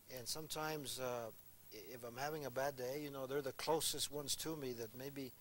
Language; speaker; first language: English; early bilingual, other home language; Spanish